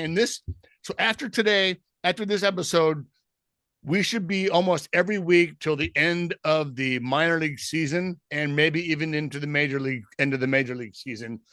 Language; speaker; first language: English; native; English